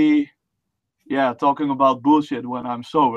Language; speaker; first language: English; non-native, fluent; Dutch